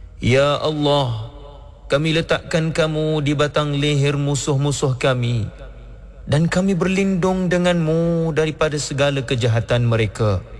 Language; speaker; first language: Malay; native; Malay